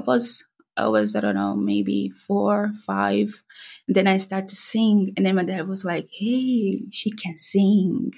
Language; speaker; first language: English; non-native, fluent; Portuguese